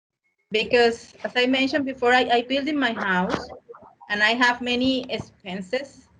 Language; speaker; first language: English; non-native, learner; Spanish